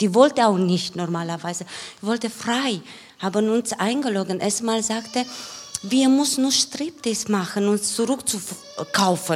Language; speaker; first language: German; non-native, learner; Romanian